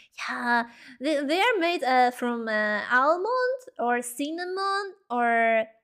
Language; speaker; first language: English; non-native, learner; Spanish